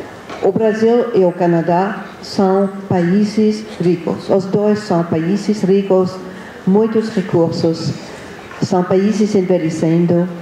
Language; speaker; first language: Portuguese; non-native, fluent; English